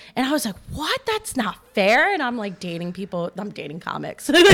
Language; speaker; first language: English; native; English